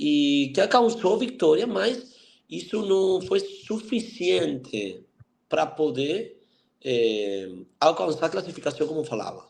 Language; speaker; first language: Portuguese; non-native, fluent; Spanish